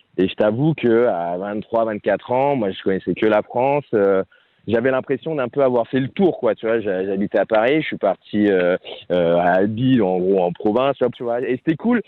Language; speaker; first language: French; native; French